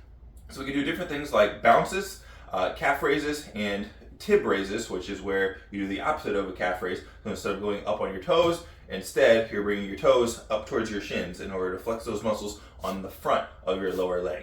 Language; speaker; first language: English; native; English